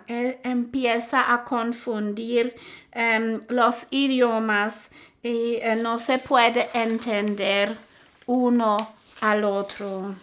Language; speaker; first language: Spanish; non-native, fluent; German